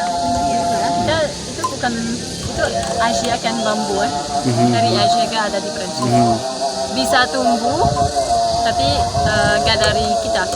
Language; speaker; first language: Indonesian; non-native, fluent; French